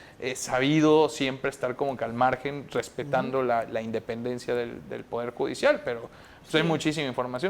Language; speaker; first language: Spanish; native; Spanish